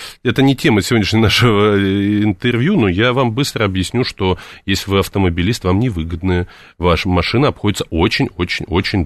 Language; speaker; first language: Russian; native; Russian